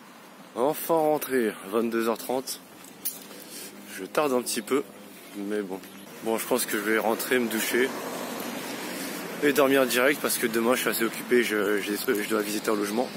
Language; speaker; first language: French; native; French